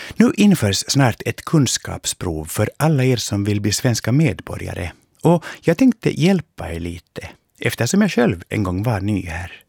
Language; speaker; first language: Swedish; native; Swedish